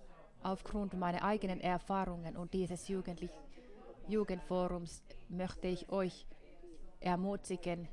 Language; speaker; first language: German; non-native, fluent; Finnish